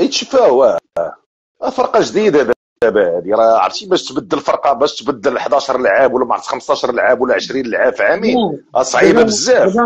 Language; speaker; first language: Arabic; native; Arabic